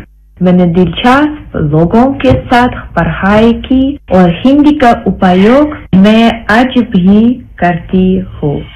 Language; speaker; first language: Hindi; non-native, fluent; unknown